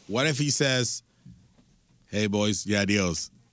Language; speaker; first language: English; early bilingual, other home language; Spanish